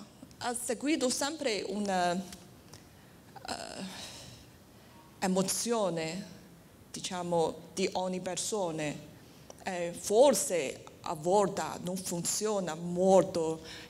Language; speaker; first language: Italian; non-native, learner; Chinese